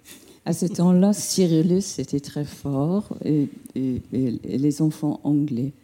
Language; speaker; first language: French; non-native, fluent; English